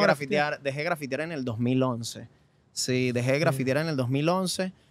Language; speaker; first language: Spanish; native; Spanish